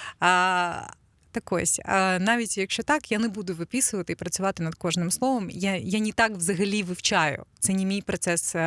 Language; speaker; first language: Ukrainian; non-native, local second language; Russian